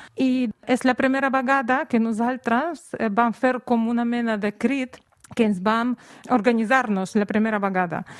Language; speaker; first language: Catalan; non-native, fluent; Russian